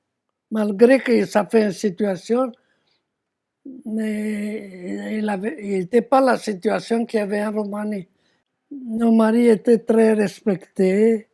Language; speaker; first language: French; non-native, fluent; Romanian